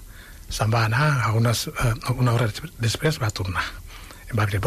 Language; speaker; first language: Catalan; non-native, fluent; Wolof